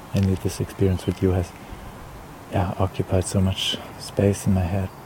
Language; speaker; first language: English; non-native, fluent; German